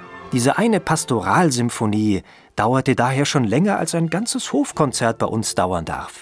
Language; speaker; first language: German; native; German